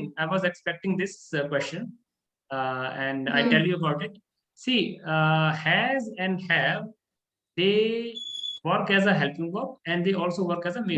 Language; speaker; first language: English; non-native, local second language; Hindi